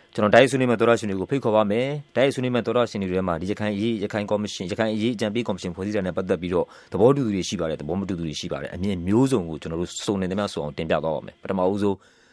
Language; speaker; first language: Burmese; native; Burmese